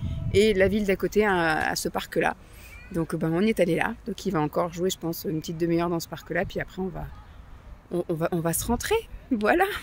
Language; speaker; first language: French; native; French